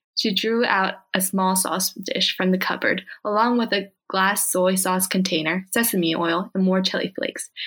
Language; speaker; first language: English; early bilingual, other home language; Korean